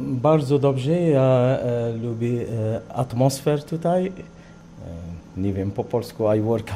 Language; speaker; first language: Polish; non-native, learner; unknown